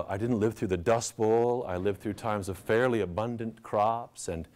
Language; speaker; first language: English; native; English